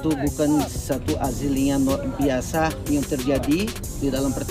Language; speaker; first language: Indonesian; non-native, learner; Portuguese